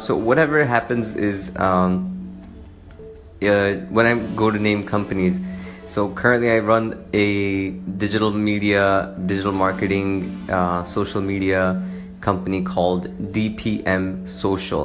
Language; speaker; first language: English; native; English